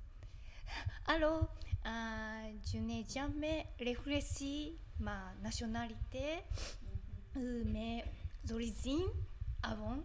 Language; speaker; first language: French; non-native, learner; Japanese